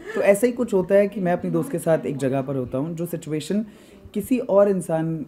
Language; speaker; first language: Hindi; native; Hindi